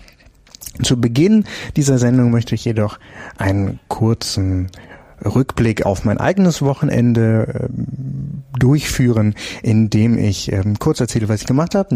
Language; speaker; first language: German; native; German